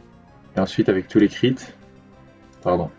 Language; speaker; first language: French; native; French